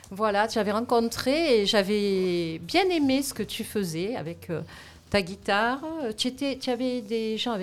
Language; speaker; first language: French; native; French